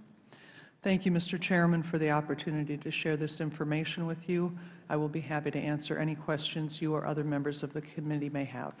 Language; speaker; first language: English; native; English